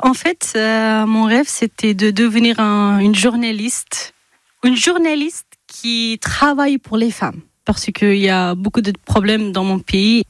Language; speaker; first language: French; non-native, fluent; Persian